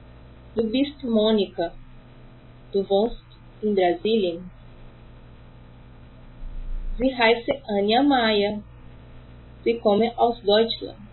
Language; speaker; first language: German; non-native, fluent; Portuguese